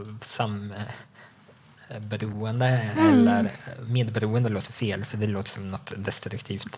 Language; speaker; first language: Swedish; native; Swedish